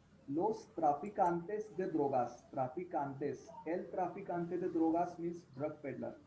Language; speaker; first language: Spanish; non-native, fluent; Hindi